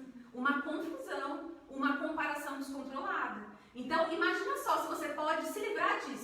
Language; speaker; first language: Portuguese; native; Portuguese